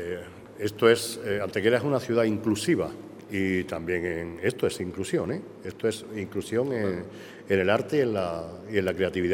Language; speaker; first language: Spanish; native; Spanish